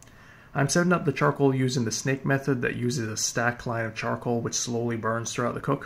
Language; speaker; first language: English; native; English